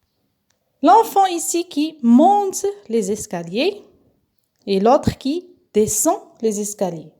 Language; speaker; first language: French; non-native, local second language; Arabic